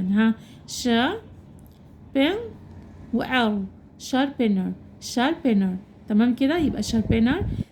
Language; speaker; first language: Arabic; native; Arabic